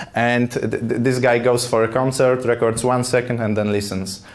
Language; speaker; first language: English; non-native, fluent; Polish